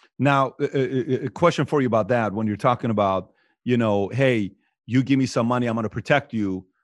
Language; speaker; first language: English; native; English